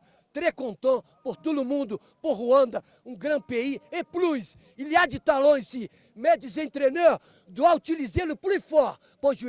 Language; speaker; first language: French; non-native, fluent; Portuguese